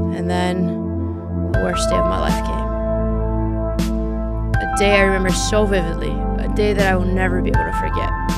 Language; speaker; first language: English; native; English